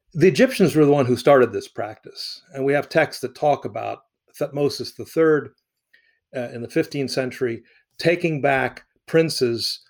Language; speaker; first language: English; early bilingual, other home language; Arabic